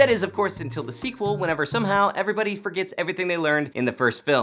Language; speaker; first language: English; native; English